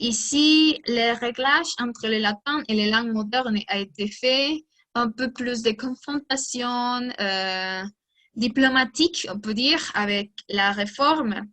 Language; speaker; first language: French; non-native, learner; Spanish